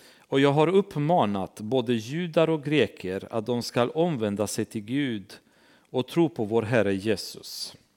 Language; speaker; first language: Swedish; non-native, fluent; Romanian